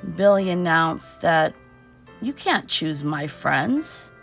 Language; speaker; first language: English; early bilingual, other home language; Portuguese